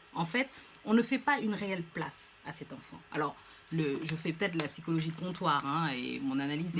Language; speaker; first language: French; non-native, local second language; Fula